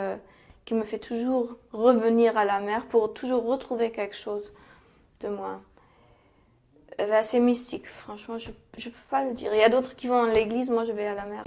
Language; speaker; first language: French; non-native, fluent; German